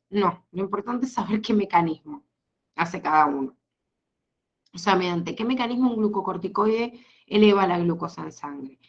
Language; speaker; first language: Spanish; native; Spanish